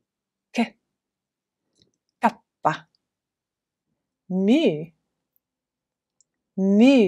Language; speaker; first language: Greek; non-native, fluent; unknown